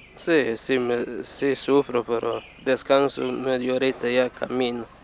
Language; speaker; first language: Spanish; native; Spanish